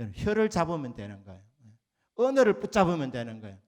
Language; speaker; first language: Korean; native; Korean